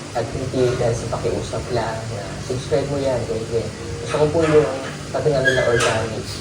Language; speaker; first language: Filipino; native; Filipino